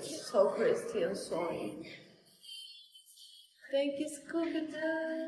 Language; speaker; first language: English; non-native, fluent; Russian